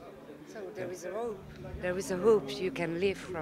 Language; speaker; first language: English; non-native, learner; French